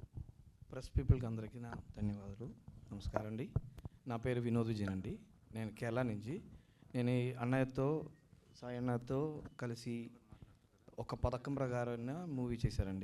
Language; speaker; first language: Telugu; non-native, learner; Malayalam